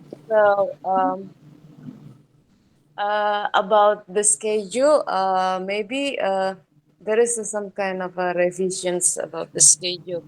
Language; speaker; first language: English; non-native, learner; Indonesian